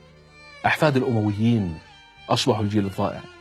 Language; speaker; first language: Arabic; native; Arabic